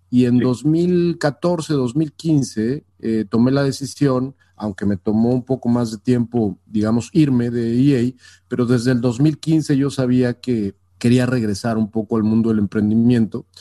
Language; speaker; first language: Spanish; native; Spanish